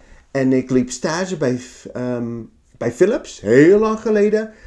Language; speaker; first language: Dutch; non-native, learner; English